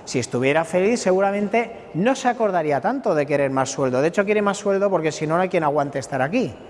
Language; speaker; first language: Spanish; non-native, local second language; Catalan